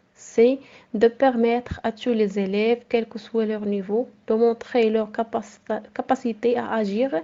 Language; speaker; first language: French; non-native, local second language; Arabic